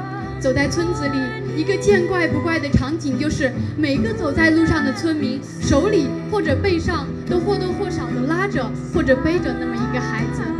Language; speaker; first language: Chinese; native; Chinese